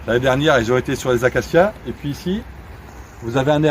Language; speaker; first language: French; native; French